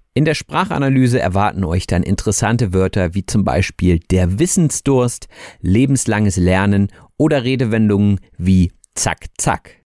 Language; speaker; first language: German; native; German